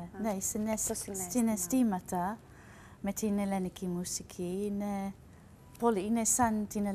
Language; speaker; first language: Greek; non-native, learner; English